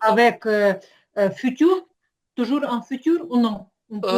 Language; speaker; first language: French; non-native, learner; Ukrainian